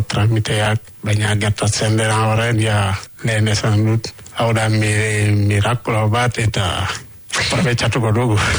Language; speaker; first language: Basque; non-native, learner; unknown